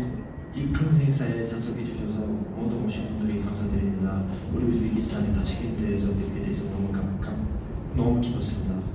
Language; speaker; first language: Korean; non-native, fluent; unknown